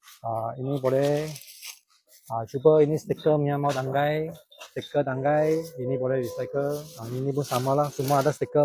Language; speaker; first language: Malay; non-native, local second language; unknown